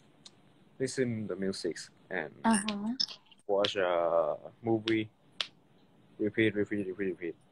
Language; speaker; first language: English; non-native, learner; Thai